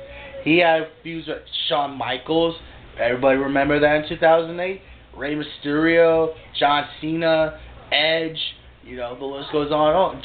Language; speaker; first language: English; native; English